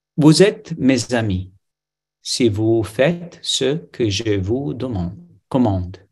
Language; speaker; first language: French; non-native, fluent; Romanian